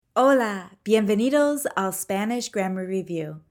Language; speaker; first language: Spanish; non-native, fluent; English